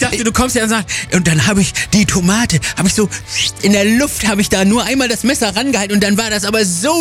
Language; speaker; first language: German; native; German